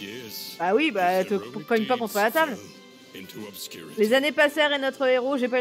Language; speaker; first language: French; native; French